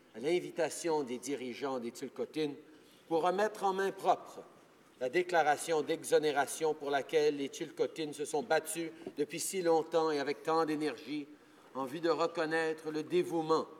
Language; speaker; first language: French; early bilingual, heritage; French